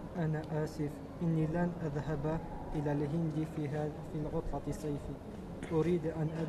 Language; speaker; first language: Arabic; non-native, learner; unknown